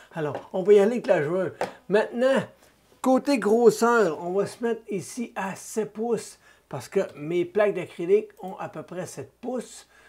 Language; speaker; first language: French; native; French